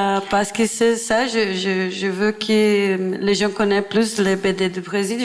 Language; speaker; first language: French; non-native, fluent; Portuguese